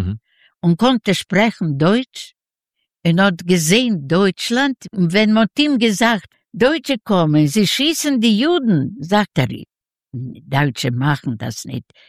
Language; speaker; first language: German; non-native, fluent; Yiddish